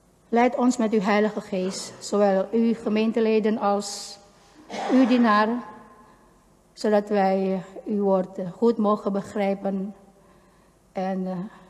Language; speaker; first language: Dutch; non-native, fluent; Indonesian